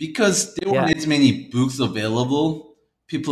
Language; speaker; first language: English; early bilingual, other home language; Korean